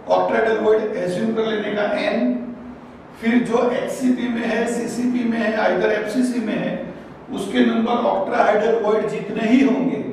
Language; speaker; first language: Hindi; non-native, local second language; Gujarati